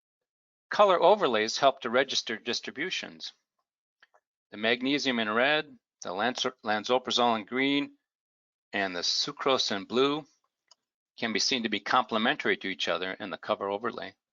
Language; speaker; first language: English; native; English